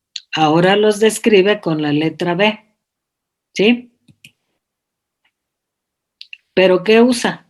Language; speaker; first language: Spanish; native; Spanish